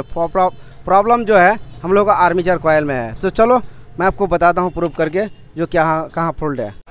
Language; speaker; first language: Hindi; non-native, local second language; Bangla